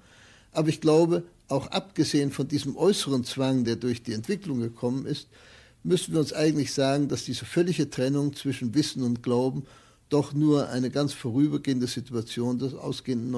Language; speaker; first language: German; native; German